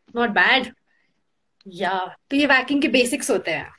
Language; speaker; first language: Hindi; native; Hindi